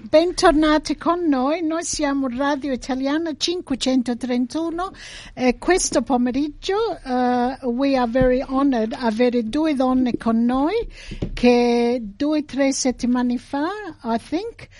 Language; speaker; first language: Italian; early bilingual, heritage; English